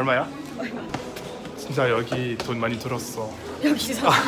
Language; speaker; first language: Korean; non-native, learner; French